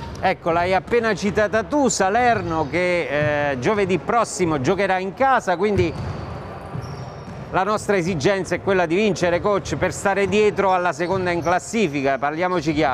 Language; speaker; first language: Italian; native; Italian